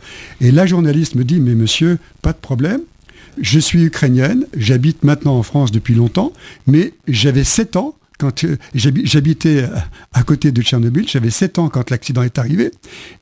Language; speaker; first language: French; native; French